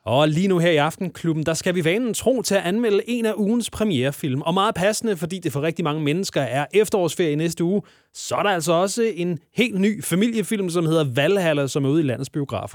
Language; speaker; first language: Danish; native; Danish